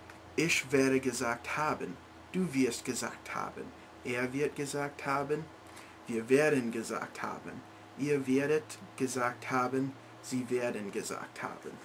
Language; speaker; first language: German; non-native, learner; English